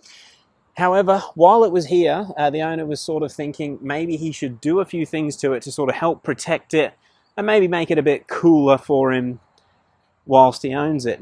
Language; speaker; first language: English; native; English